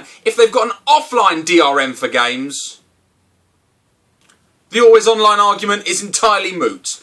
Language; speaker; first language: English; native; English